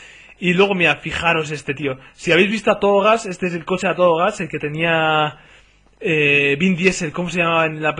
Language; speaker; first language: Spanish; native; Spanish